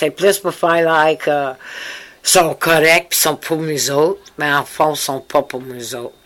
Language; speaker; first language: French; early bilingual, heritage; French